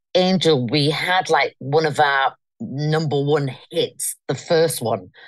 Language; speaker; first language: English; native; English